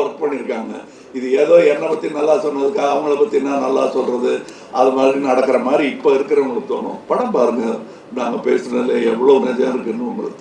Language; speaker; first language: Tamil; native; Tamil